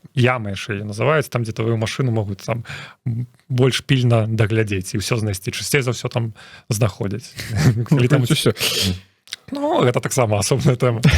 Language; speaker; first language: Belarusian; non-native, local second language; Russian